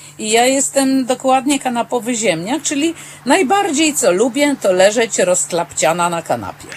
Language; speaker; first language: Polish; native; Polish